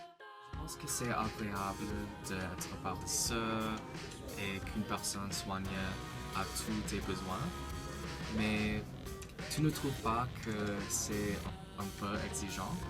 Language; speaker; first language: French; non-native, learner; English